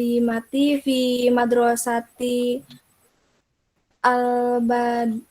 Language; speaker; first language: Arabic; non-native, learner; Indonesian